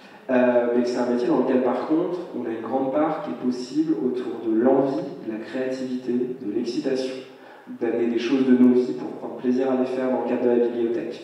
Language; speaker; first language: French; native; French